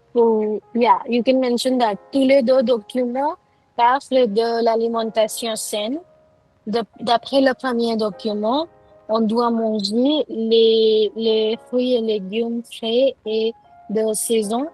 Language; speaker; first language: French; non-native, fluent; Hindi